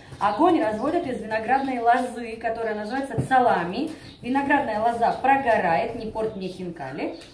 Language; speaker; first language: Russian; non-native, local second language; Georgian